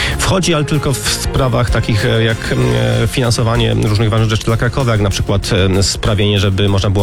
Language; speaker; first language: Polish; native; Polish